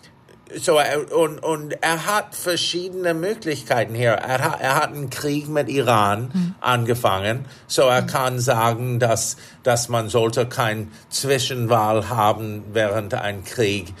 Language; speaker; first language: German; non-native, fluent; English